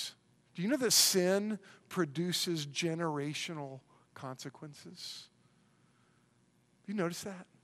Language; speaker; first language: English; native; English